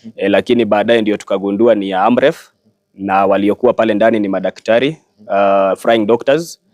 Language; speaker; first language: Swahili; non-native, local second language; Kikuyu